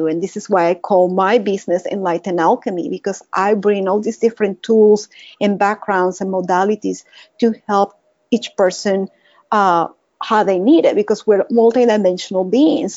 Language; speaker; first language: English; non-native, fluent; Spanish